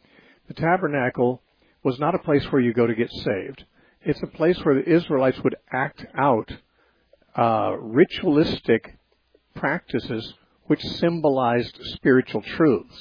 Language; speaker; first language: English; native; English